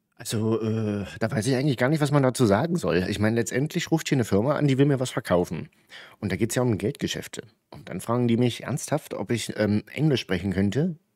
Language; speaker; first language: German; native; German